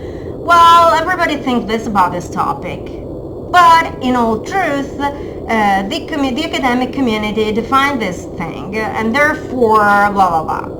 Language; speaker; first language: English; non-native, fluent; Italian